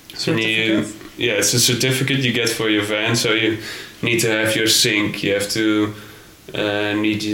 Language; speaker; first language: English; non-native, fluent; Dutch